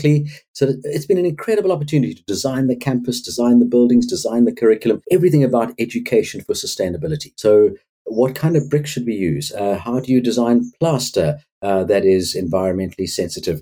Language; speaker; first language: English; native; English